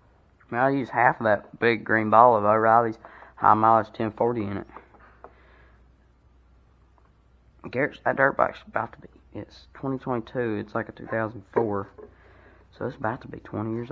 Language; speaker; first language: English; native; English